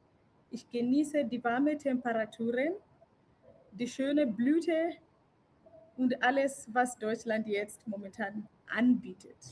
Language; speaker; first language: German; non-native, fluent; Swahili